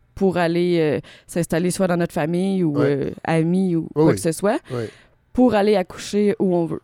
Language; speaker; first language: French; native; French